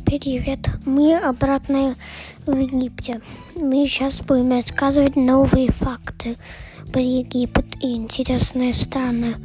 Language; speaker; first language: Russian; early bilingual, heritage; Russian